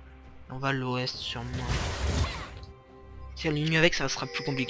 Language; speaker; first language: French; native; French